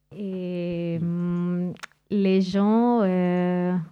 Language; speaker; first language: French; non-native, fluent; Spanish